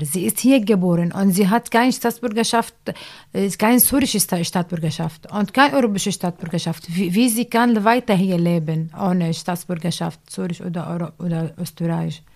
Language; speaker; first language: German; non-native, learner; Arabic